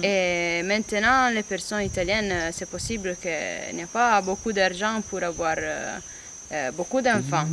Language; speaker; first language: French; non-native, learner; Italian